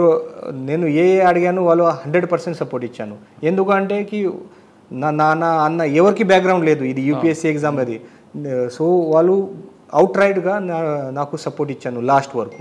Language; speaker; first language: Telugu; non-native, learner; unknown